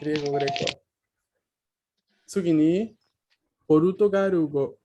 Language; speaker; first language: Japanese; non-native, fluent; Spanish